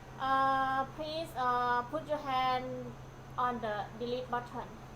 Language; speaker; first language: English; non-native, learner; Thai